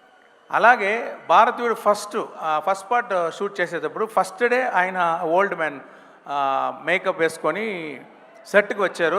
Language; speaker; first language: Telugu; non-native, local second language; Tamil